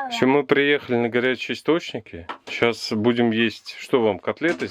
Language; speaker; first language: Russian; native; Russian